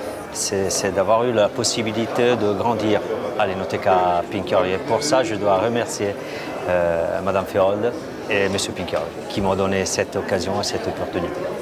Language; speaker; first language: French; non-native, fluent; Italian